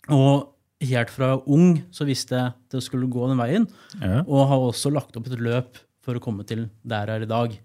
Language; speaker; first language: Norwegian; native; Norwegian